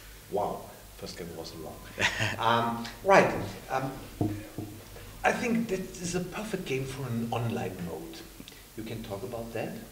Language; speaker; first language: English; non-native, learner; German